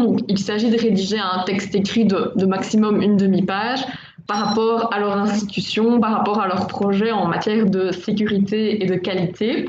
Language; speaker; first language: French; native; French